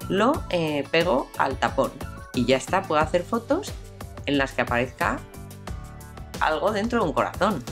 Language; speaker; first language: Spanish; native; Spanish